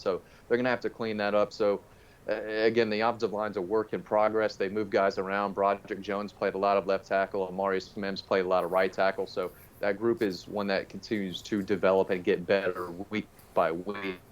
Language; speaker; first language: English; native; English